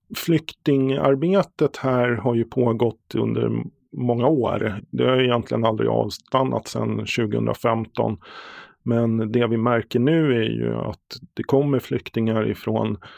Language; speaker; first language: Swedish; native; Swedish